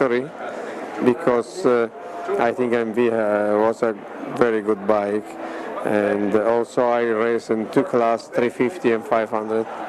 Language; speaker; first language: English; non-native, learner; Italian